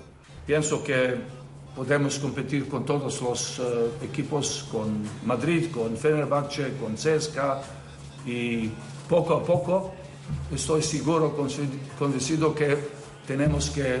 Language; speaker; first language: Spanish; non-native, learner; Serbian